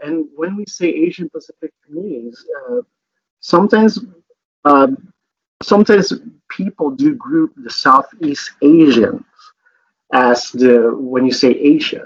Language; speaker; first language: English; non-native, local second language; Filipino